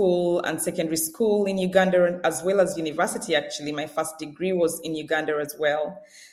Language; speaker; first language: English; non-native, local second language; Ganda